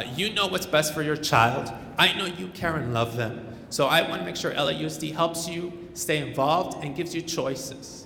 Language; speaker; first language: English; early bilingual, other home language; Spanish